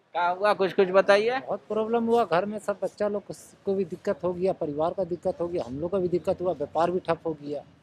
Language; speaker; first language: Hindi; native; Hindi